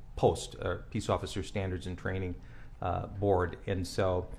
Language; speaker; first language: English; native; English